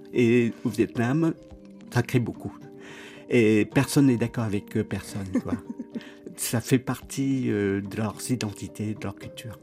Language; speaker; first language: French; early bilingual, other home language; Khmer